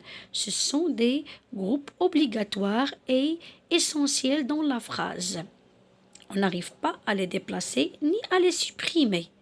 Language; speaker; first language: French; non-native, local second language; Arabic